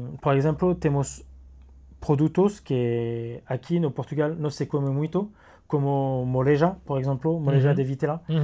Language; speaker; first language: Portuguese; non-native, learner; French